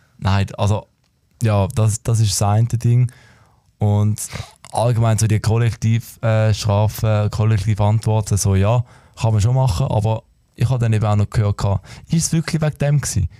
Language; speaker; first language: German; native; German